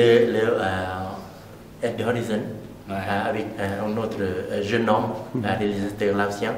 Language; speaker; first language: French; non-native, learner; Lao